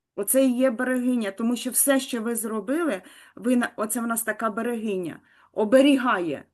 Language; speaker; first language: Ukrainian; native; Ukrainian